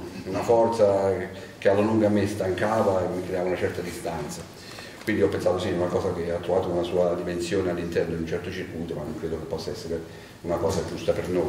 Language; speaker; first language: Italian; native; Italian